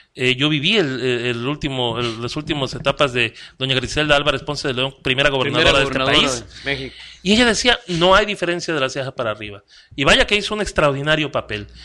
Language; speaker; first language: Spanish; native; Spanish